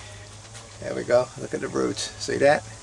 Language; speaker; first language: English; native; English